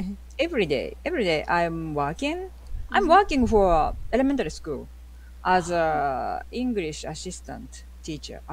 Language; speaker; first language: English; non-native, learner; Japanese